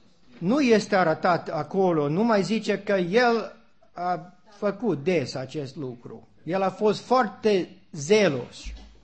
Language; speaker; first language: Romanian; non-native, learner; English